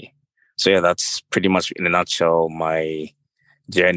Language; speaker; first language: English; non-native, local second language; Akan